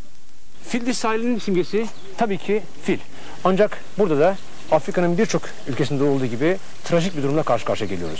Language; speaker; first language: Turkish; native; Turkish